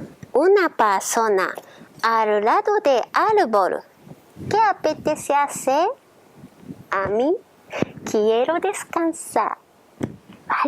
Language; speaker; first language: Spanish; non-native, learner; Japanese